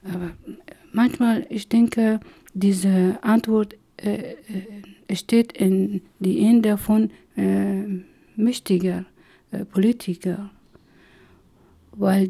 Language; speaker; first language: German; non-native, learner; Persian